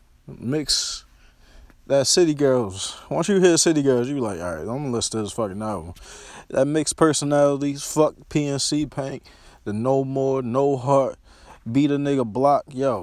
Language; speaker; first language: English; native; English